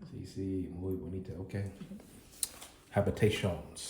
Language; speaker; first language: Spanish; non-native, learner; English